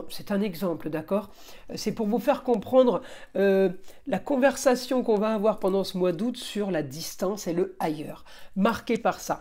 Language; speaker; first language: French; native; French